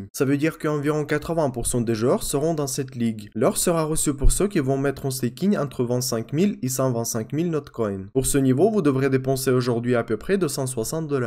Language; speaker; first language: French; non-native, fluent; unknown